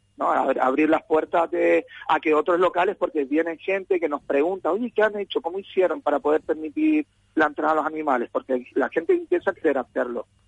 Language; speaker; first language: Spanish; native; Spanish